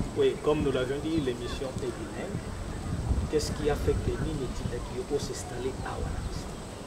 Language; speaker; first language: French; non-native, local second language; Lingala